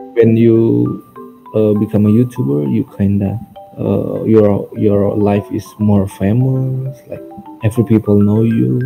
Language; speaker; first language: English; non-native, learner; Indonesian